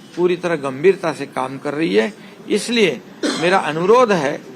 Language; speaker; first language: Hindi; non-native, local second language; Marathi